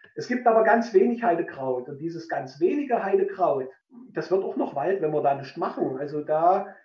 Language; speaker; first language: German; native; German